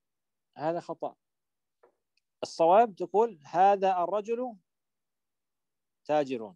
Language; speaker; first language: Arabic; non-native, fluent; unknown